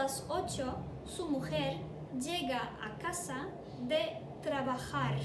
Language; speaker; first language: Spanish; non-native, fluent; Turkish